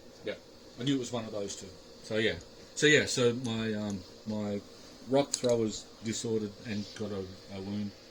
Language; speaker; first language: English; native; English